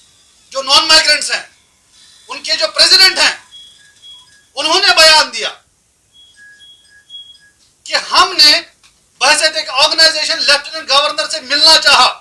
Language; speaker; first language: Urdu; non-native, local second language; Kashmiri